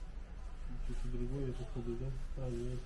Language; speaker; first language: Russian; non-native, local second language; Yakut